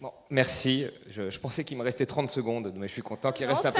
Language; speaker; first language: French; native; French